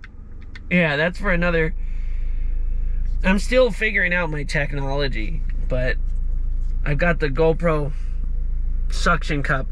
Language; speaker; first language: English; native; English